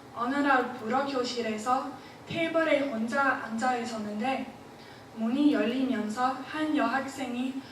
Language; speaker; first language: Korean; non-native, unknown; English